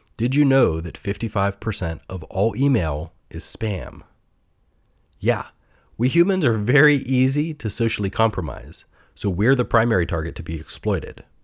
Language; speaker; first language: English; native; English